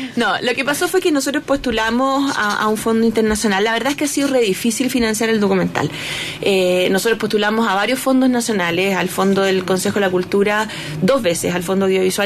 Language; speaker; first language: Spanish; native; Spanish